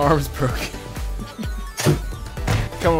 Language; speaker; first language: English; native; English